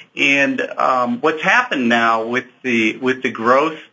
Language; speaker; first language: English; native; English